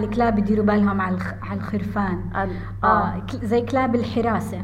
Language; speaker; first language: Arabic; native; Arabic